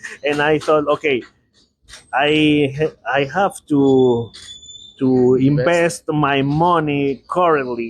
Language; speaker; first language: English; non-native, learner; Spanish